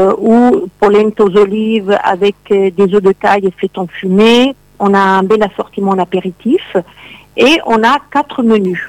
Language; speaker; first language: French; non-native, fluent; Italian